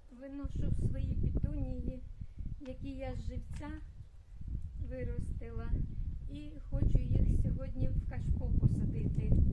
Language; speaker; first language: Ukrainian; non-native, local second language; Russian